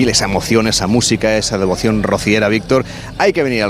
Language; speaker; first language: Spanish; native; Spanish